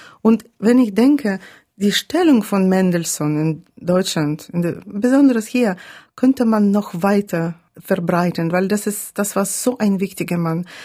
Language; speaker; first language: German; non-native, fluent; Russian